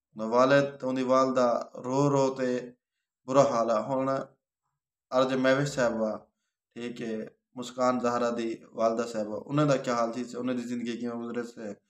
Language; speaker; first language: Punjabi; non-native, local second language; Saraiki